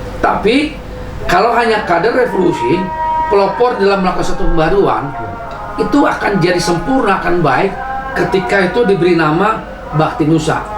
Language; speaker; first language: Indonesian; native; Indonesian